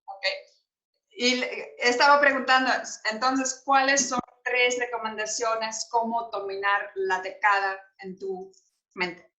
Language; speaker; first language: Spanish; non-native, learner; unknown